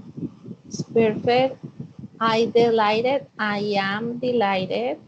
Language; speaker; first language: English; non-native, fluent; Spanish